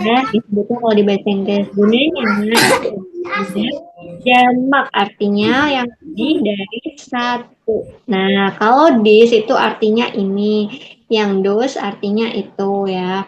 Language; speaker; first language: Indonesian; native; Indonesian